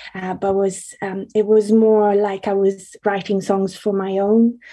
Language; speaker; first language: English; early bilingual, other home language; Italian